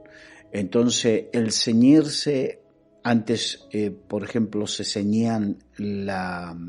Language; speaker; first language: Spanish; native; Spanish